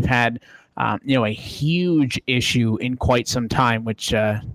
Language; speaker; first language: English; native; English